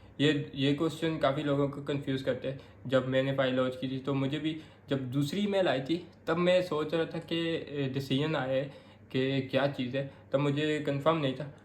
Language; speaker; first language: Urdu; non-native, local second language; Pashto